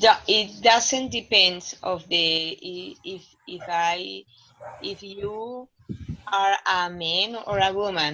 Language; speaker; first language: English; non-native, learner; Spanish